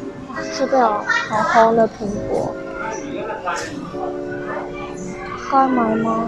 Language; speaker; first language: Chinese; non-native, local second language; English